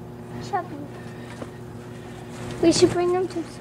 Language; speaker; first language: English; native; English